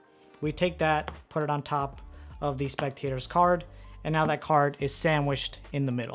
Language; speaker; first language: English; native; English